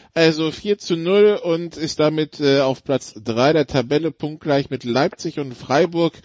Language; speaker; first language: German; non-native, fluent; French